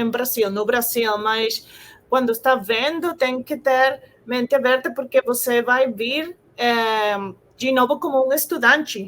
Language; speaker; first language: Portuguese; non-native, fluent; Spanish